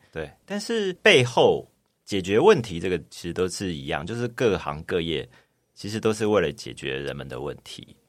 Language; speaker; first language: Chinese; native; Chinese